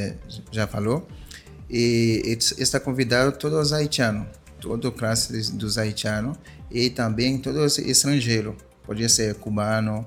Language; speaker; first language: Portuguese; non-native, fluent; Haitian Creole